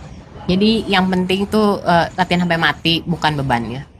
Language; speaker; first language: Indonesian; native; Indonesian